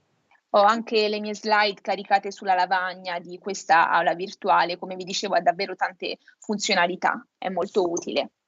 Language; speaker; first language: Italian; native; Italian